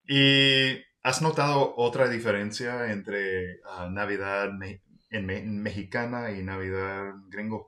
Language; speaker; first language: Spanish; non-native, fluent; English